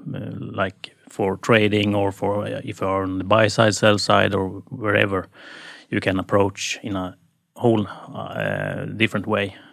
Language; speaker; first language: English; non-native, fluent; Swedish